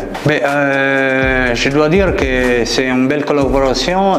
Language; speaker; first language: French; non-native, fluent; Italian